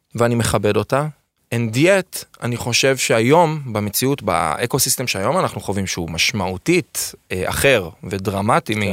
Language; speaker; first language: Hebrew; native; Hebrew